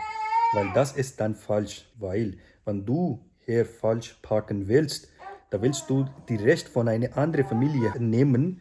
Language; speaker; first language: German; non-native, learner; Urdu